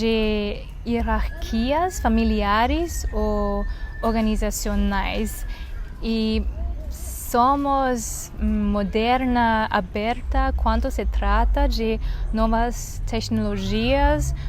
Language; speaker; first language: Portuguese; non-native, learner; Chinese